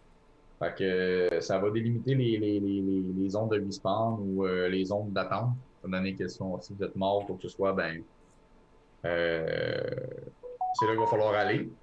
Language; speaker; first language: French; native; French